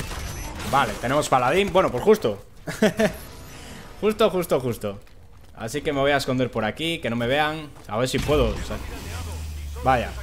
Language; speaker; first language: Spanish; native; Spanish